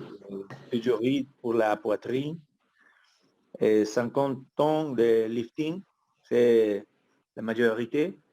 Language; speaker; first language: French; non-native, learner; Spanish